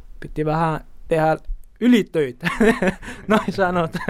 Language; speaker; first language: Finnish; non-native, learner; Portuguese